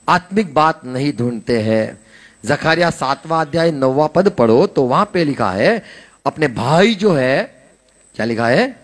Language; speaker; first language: Hindi; non-native, local second language; Gujarati